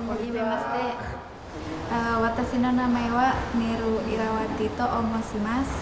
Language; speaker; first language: Japanese; non-native, learner; Indonesian